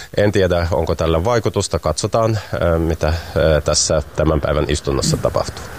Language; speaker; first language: Finnish; non-native, fluent; Russian